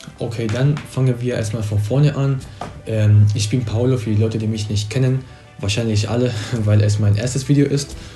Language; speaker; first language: German; non-native, fluent; Spanish